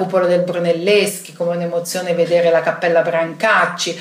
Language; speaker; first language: Italian; native; Italian